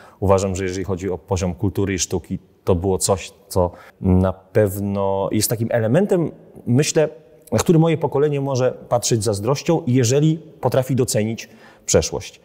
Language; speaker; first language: Polish; native; Polish